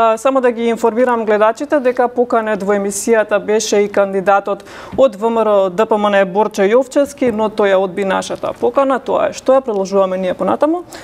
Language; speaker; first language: Macedonian; native; Macedonian